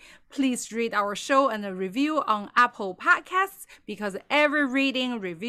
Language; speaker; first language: English; non-native, fluent; Chinese